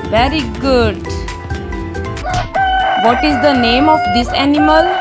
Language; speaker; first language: English; non-native, local second language; Hindi